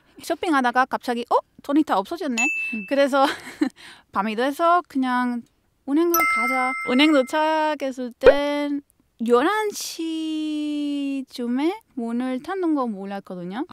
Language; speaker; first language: Korean; non-native, fluent; Spanish